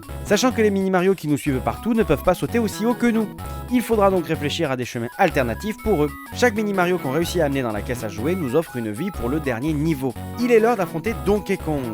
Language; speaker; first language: French; native; French